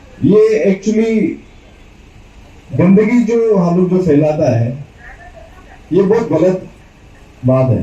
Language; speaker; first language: Hindi; non-native, local second language; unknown